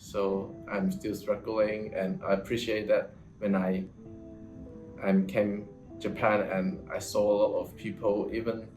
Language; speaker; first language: English; non-native, local second language; Cantonese